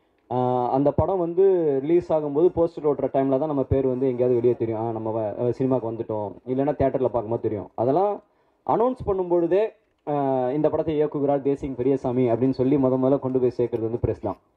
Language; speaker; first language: Tamil; native; Tamil